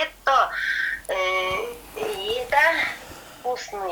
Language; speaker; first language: Russian; non-native, learner; Kyrgyz